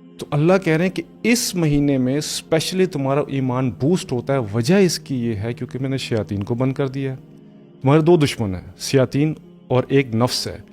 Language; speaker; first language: Urdu; native; Urdu